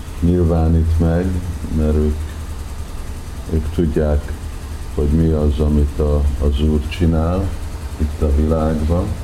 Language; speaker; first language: Hungarian; early bilingual, heritage; Hungarian